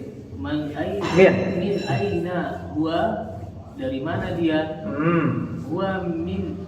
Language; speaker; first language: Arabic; non-native, learner; Indonesian